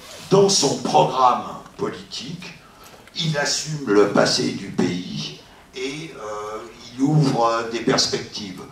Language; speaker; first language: French; native; French